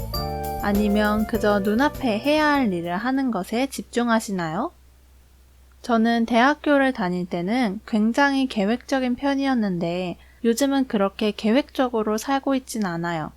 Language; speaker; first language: Korean; native; Korean